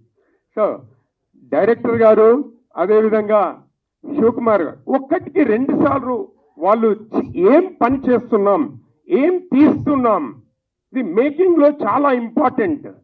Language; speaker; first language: Telugu; native; Telugu